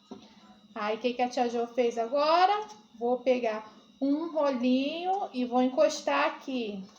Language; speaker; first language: Portuguese; native; Portuguese